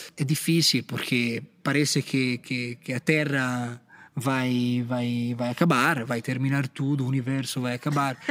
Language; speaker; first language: Portuguese; non-native, fluent; Italian